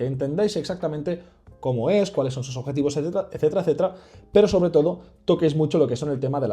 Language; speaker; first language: Spanish; native; Spanish